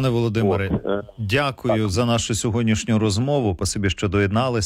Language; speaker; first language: Ukrainian; native; Ukrainian